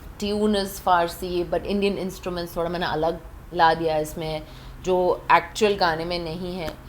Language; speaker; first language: Hindi; non-native, fluent; Persian